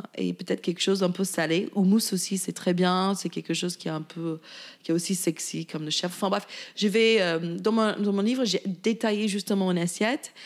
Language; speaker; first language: French; non-native, fluent; English